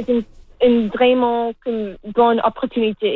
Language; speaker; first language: French; non-native, learner; English